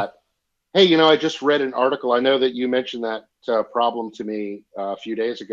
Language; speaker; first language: English; native; English